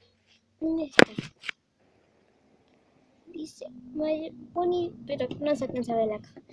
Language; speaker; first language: Spanish; native; Spanish